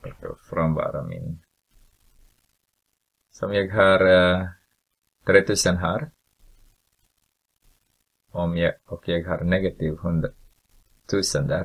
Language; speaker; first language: Swedish; non-native, fluent; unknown